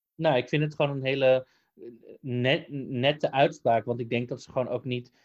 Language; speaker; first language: Dutch; native; Dutch